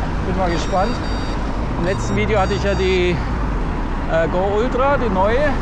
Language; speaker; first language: German; native; German